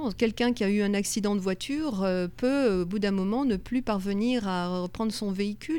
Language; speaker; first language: French; native; French